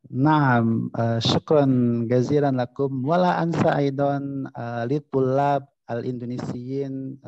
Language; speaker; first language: Arabic; non-native, fluent; Indonesian